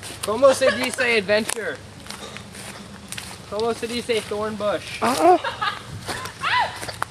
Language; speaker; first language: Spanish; non-native, learner; English